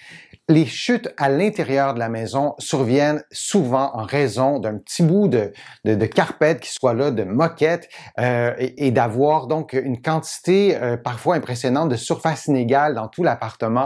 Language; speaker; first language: French; native; French